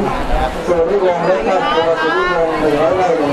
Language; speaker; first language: Thai; native; Thai